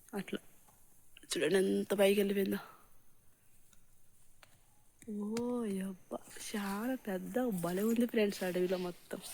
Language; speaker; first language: Telugu; native; Telugu